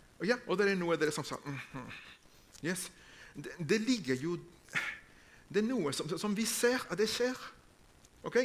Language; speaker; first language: Norwegian; non-native, fluent; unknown